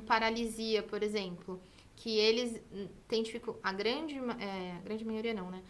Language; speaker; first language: Portuguese; native; Portuguese